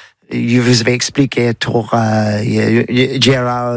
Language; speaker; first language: French; non-native, learner; English